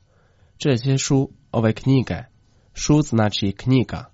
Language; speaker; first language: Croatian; non-native, fluent; Chinese